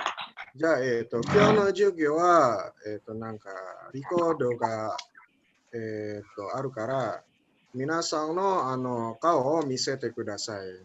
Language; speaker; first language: Japanese; non-native, fluent; Indonesian